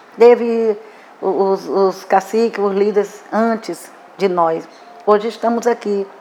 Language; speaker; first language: Portuguese; non-native, local second language; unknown